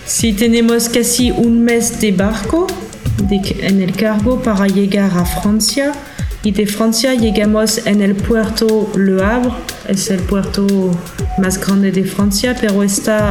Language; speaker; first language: Spanish; non-native, fluent; French